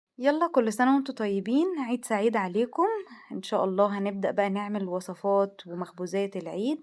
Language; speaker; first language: Arabic; native; Arabic